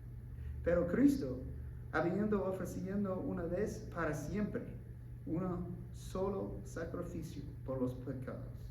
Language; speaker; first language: Spanish; non-native, learner; English